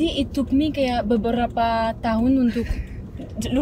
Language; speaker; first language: Indonesian; non-native, fluent; French